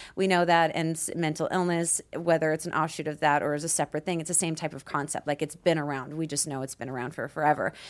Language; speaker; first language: English; native; English